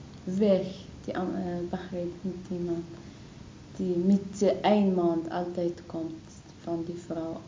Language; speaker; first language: Dutch; non-native, learner; Arabic